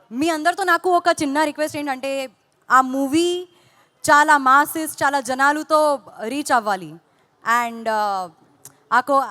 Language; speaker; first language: Telugu; non-native, fluent; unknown